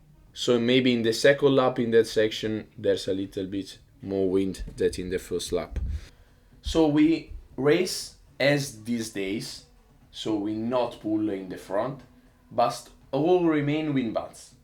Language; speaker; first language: English; non-native, learner; Italian